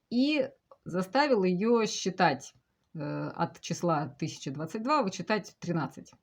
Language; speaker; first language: Russian; native; Russian